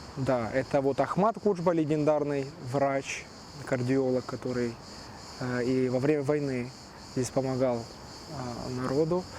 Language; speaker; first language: Russian; early bilingual, other home language; Turkish